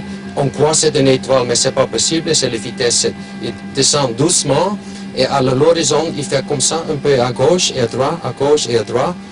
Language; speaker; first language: French; non-native, local second language; German